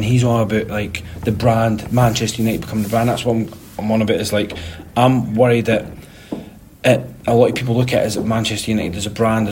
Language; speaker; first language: English; native; English